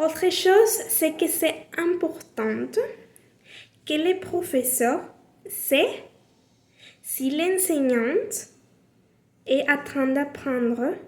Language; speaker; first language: French; non-native, learner; Spanish